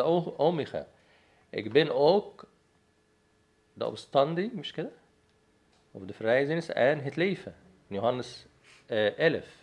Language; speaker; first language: Dutch; non-native, fluent; Arabic